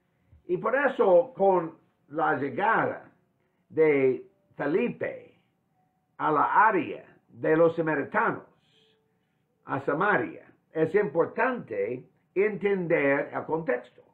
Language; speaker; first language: Spanish; non-native, fluent; English